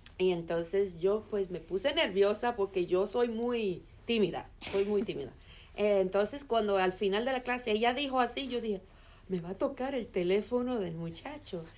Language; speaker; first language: Spanish; early bilingual, heritage; Spanish